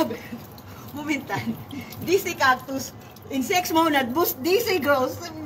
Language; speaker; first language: German; non-native, learner; Filipino